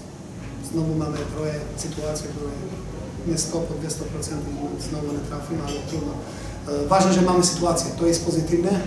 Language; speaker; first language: Polish; non-native, learner; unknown